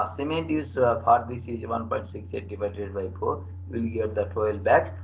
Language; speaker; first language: English; non-native, local second language; Nepali